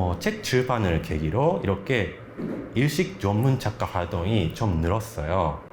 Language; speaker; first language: Korean; non-native, fluent; Japanese